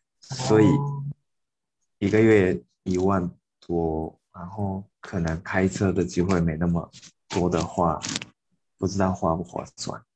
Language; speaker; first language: Chinese; non-native, fluent; Japanese